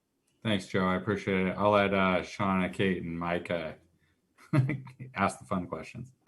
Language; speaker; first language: English; native; English